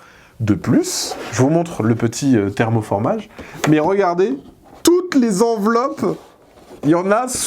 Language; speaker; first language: French; native; French